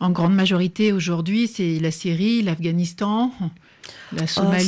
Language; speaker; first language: French; native; French